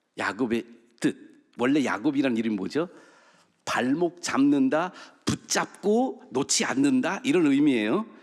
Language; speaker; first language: Korean; early bilingual, heritage; Korean